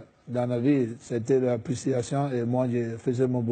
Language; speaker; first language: French; non-native, fluent; English